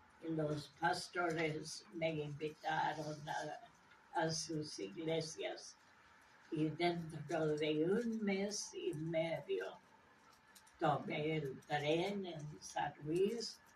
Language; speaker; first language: Spanish; non-native, fluent; English